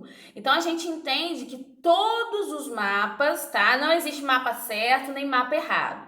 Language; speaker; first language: Portuguese; native; Portuguese